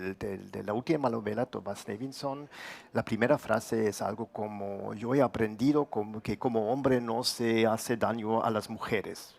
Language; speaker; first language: Spanish; non-native, fluent; German